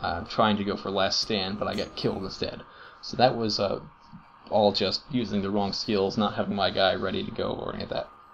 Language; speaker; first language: English; native; English